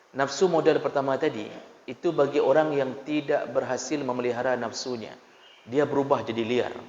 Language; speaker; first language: Malay; non-native, local second language; Achinese